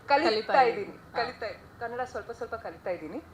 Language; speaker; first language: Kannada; non-native, learner; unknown